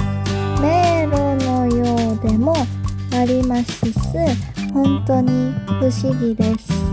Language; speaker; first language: Japanese; non-native, fluent; Korean